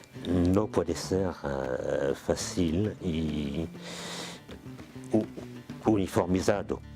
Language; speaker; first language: Spanish; non-native, fluent; French